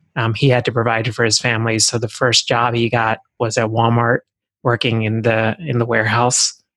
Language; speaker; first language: English; native; English